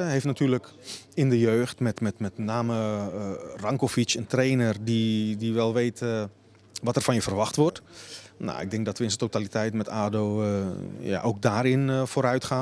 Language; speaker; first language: Dutch; native; Dutch